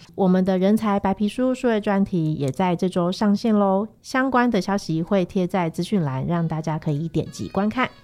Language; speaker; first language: Chinese; native; Chinese